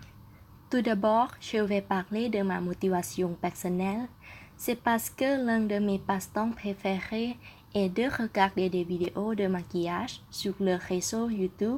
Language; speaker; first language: French; non-native, fluent; Thai